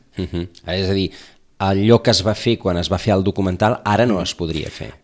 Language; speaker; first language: Catalan; native; Catalan